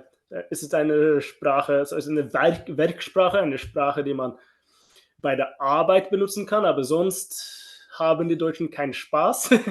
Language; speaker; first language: German; non-native, fluent; Norwegian